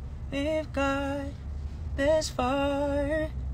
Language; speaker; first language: English; early bilingual, other home language; Korean